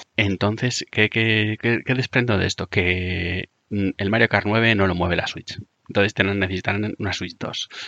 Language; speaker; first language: Spanish; native; Spanish